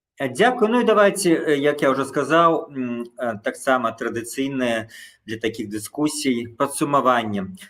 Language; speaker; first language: Belarusian; native; Belarusian